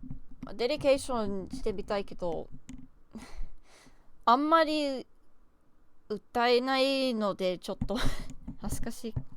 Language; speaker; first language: Japanese; non-native, learner; English